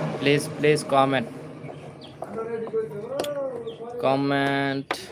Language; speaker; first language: Hindi; non-native, learner; Bangla